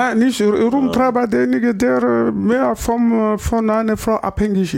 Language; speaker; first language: German; non-native, fluent; Lingala